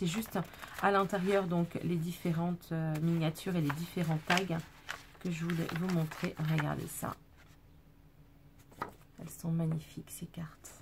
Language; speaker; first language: French; native; French